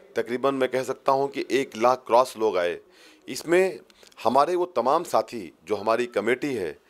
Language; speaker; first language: Hindi; native; Hindi